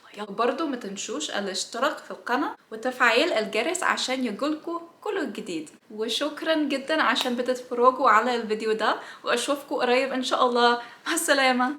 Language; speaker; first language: Egyptian Arabic; non-native, learner; English